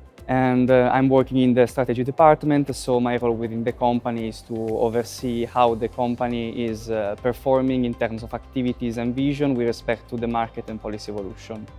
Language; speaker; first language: English; non-native, fluent; Italian